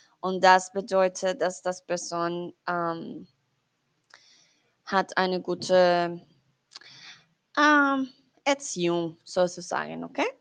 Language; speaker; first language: German; non-native, learner; Spanish